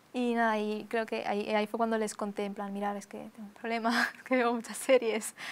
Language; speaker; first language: Spanish; early bilingual, other home language; Romanian